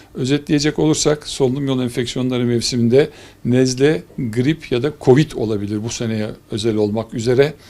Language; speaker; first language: Turkish; native; Turkish